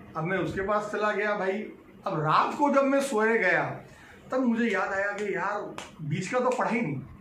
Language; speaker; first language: Hindi; native; Hindi